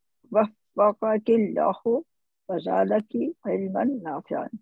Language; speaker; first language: Arabic; non-native, learner; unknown